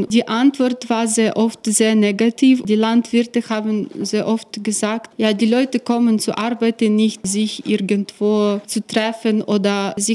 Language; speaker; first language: German; non-native, fluent; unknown